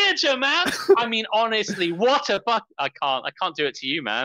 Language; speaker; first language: English; native; English